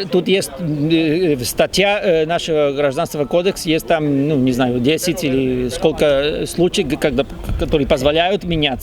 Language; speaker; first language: Russian; non-native, fluent; Spanish